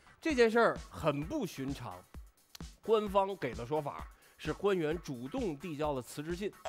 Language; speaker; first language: Chinese; native; Chinese